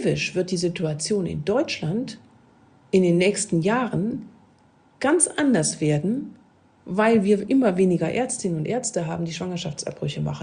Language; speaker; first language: German; native; German